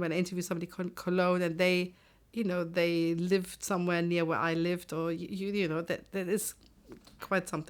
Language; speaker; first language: English; non-native, fluent; German